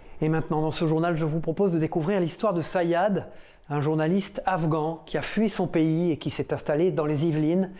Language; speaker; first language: French; native; French